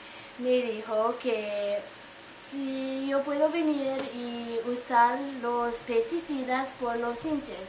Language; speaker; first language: Spanish; non-native, fluent; English